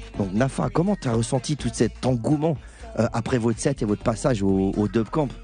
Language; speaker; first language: French; native; French